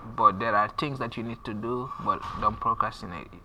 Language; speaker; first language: English; non-native, fluent; French